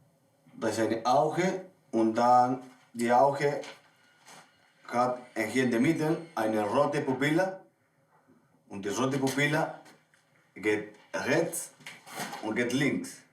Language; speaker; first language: German; non-native, learner; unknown